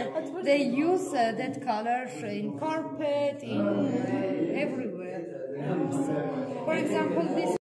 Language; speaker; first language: English; non-native, learner; Armenian